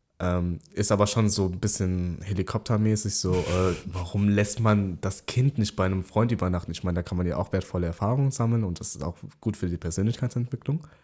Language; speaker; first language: German; early bilingual, other home language; Vietnamese